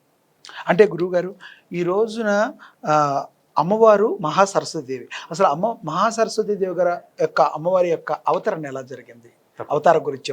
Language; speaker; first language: Telugu; native; Telugu